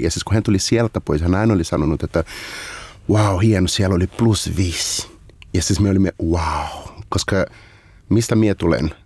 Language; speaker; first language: Finnish; non-native, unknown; Portuguese